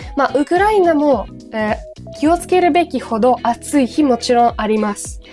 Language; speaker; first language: Japanese; non-native, fluent; Ukrainian